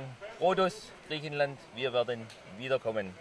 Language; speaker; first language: German; native; German